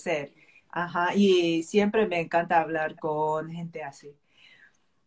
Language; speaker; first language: Spanish; non-native, fluent; Korean